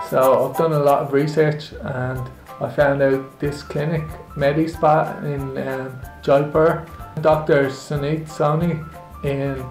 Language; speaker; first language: English; native; English